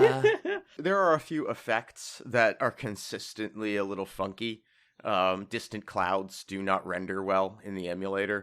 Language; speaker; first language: English; native; English